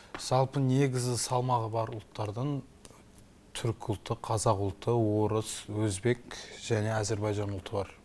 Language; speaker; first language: Kazakh; non-native, local second language; Turkish